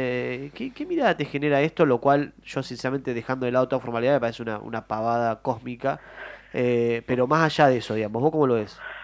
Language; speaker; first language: Spanish; native; Spanish